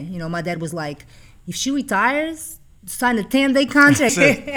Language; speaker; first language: English; non-native, fluent; Portuguese